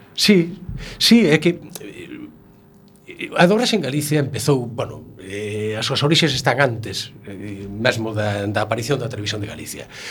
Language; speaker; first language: Galician; native; Galician